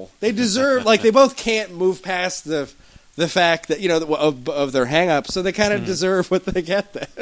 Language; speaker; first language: English; native; English